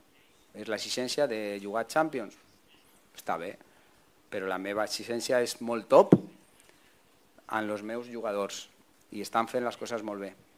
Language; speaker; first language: Catalan; non-native, learner; Spanish